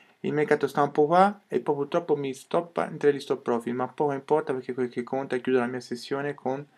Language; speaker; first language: Italian; native; Italian